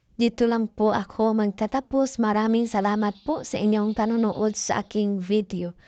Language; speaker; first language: Filipino; non-native, local second language; Cebuano